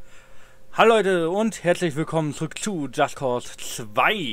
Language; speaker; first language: German; native; German